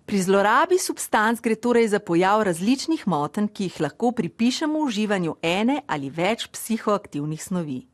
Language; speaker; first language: Slovenian; native; Slovenian